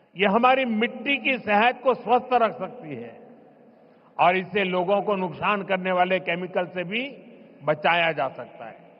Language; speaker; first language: Hindi; non-native, local second language; Gujarati